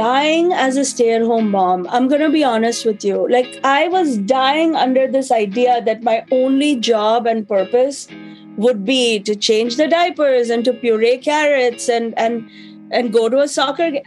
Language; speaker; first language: English; non-native, local second language; Hindi